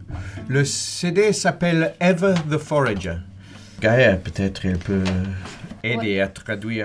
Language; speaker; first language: French; non-native, learner; English